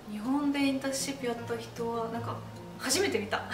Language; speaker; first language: Japanese; non-native, fluent; Russian